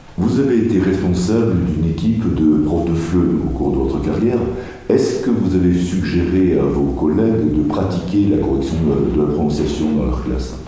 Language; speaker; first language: French; native; French